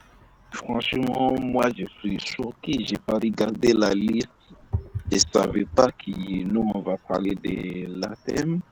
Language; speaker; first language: French; non-native, learner; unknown